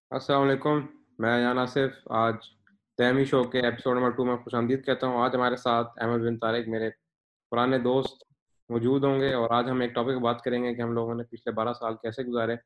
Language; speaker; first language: Urdu; native; Urdu